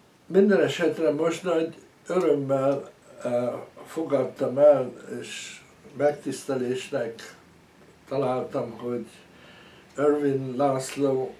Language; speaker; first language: Hungarian; early bilingual, heritage; Hungarian